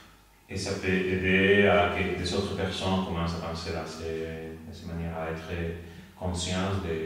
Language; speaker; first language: French; non-native, learner; Spanish